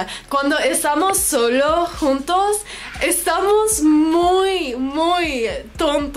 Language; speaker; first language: Spanish; non-native, learner; English